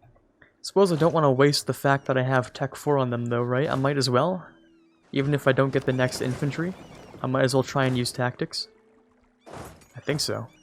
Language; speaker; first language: English; native; English